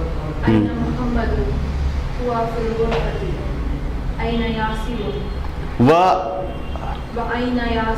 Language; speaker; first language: Arabic; non-native, learner; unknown